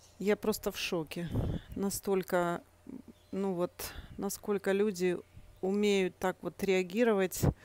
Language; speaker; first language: Russian; native; Russian